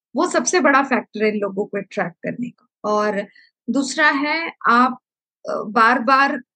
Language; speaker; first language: Hindi; non-native, local second language; Malayalam